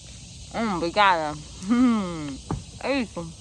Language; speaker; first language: Portuguese; non-native, fluent; English